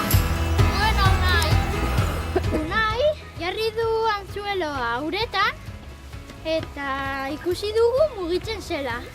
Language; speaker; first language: Basque; non-native, local second language; Spanish